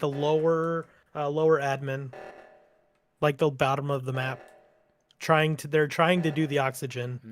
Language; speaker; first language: English; native; English